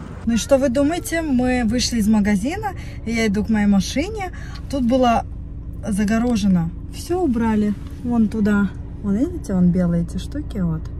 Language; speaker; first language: Russian; native; Russian